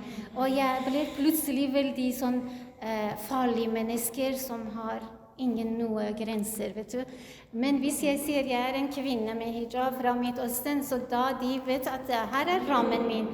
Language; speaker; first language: Norwegian; non-native, learner; Kurdish